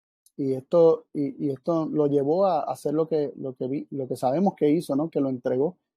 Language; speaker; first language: Spanish; native; Spanish